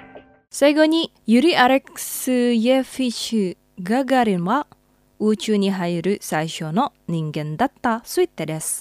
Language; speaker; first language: Japanese; non-native, fluent; Indonesian